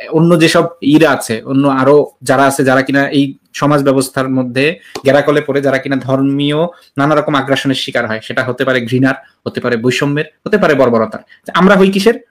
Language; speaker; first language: Bangla; native; Bangla